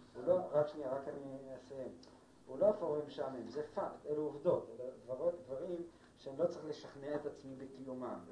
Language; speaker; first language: Hebrew; non-native, fluent; Spanish